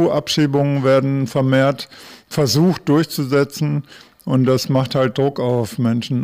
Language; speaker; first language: German; native; German